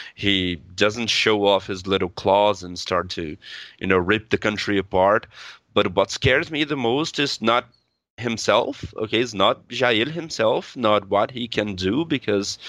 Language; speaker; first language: English; non-native, fluent; Portuguese